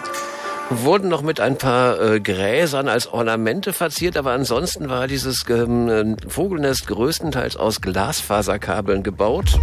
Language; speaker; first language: German; native; German